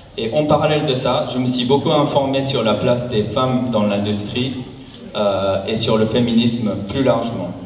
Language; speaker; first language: French; non-native, fluent; Japanese